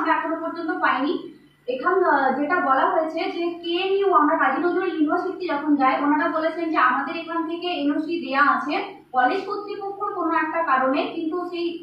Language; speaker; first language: Bangla; non-native, local second language; Santali